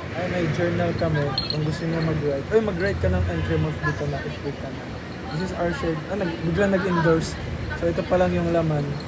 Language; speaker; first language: Filipino; native; Filipino